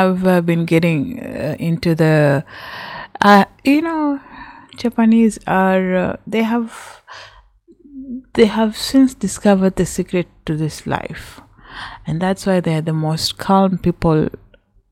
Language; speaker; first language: English; non-native, local second language; Swahili